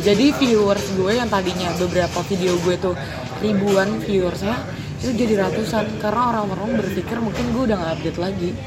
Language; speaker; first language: Indonesian; native; Indonesian